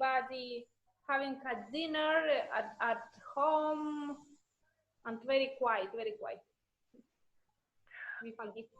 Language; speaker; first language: English; non-native, learner; Russian